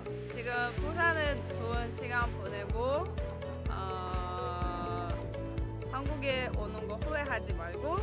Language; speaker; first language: Korean; non-native, learner; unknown